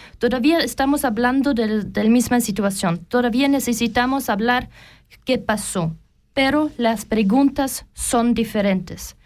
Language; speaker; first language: Spanish; non-native, learner; German